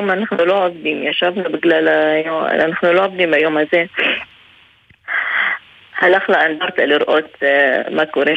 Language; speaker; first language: Hebrew; non-native, local second language; Arabic